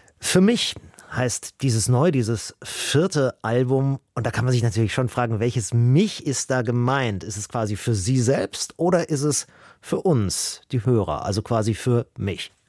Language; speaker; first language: German; native; German